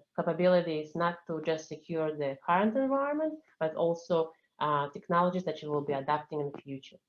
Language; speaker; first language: English; non-native, fluent; Russian